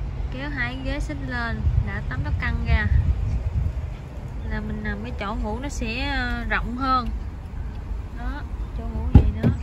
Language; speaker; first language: Vietnamese; native; Vietnamese